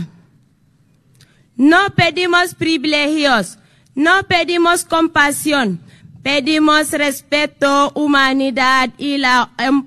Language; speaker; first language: Spanish; non-native, fluent; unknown